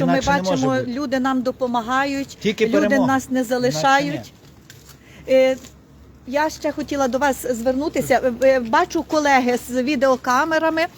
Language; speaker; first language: Ukrainian; native; Ukrainian